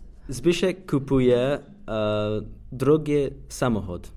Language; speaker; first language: Polish; non-native, learner; English